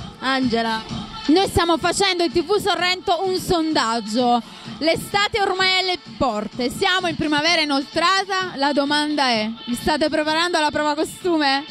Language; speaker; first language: Italian; native; Italian